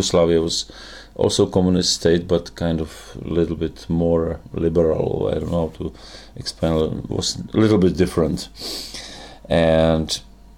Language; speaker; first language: English; non-native, fluent; Czech